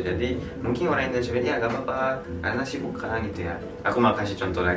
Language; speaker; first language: Indonesian; non-native, fluent; Japanese